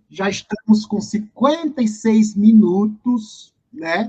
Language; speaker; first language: Portuguese; native; Portuguese